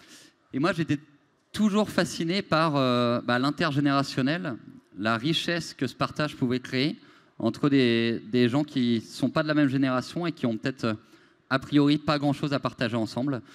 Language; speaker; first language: French; native; French